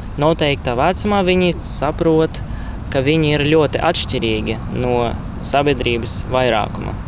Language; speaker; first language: Latvian; non-native, learner; Russian